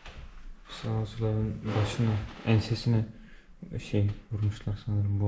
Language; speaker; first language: Turkish; native; Turkish